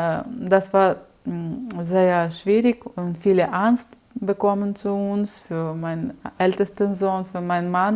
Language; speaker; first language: German; non-native, learner; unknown